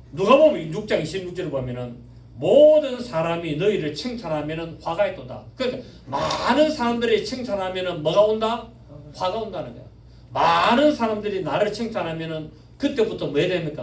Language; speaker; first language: Korean; native; Korean